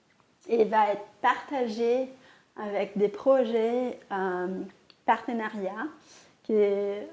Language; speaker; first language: French; non-native, fluent; Portuguese